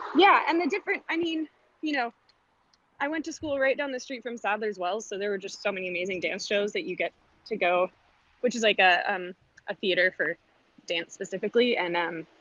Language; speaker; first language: English; native; English